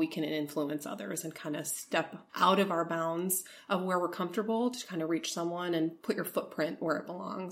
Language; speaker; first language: English; native; English